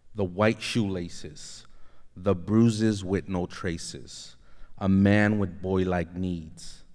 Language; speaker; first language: English; native; English